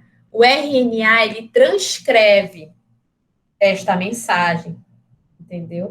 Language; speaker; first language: Portuguese; native; Portuguese